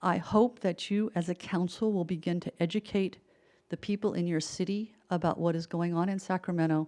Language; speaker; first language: English; native; English